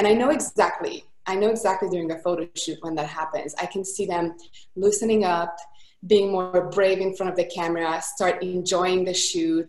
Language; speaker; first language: English; non-native, fluent; Hungarian